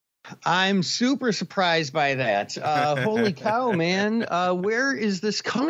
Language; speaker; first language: English; native; English